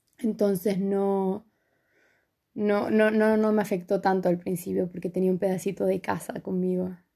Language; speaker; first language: Spanish; native; Spanish